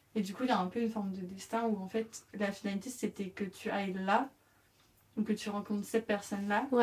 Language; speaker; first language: French; native; French